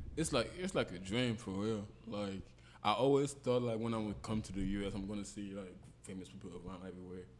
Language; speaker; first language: English; non-native, local second language; French